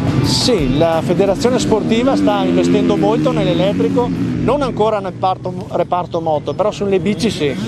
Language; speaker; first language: Italian; native; Italian